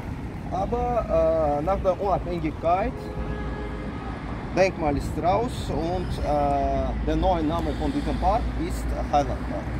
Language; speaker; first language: German; non-native, fluent; Azerbaijani